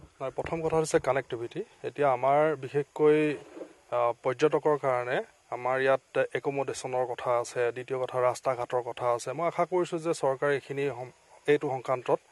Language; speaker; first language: Assamese; native; Assamese